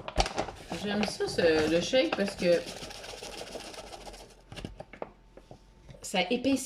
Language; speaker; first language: French; native; French